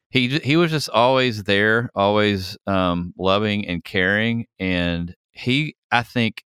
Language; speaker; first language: English; native; English